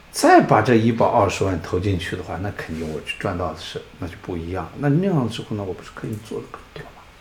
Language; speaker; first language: Chinese; non-native, local second language; Tibetan